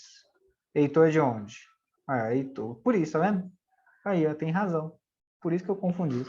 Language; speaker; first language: Portuguese; native; Portuguese